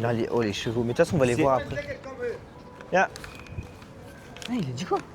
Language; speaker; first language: French; native; French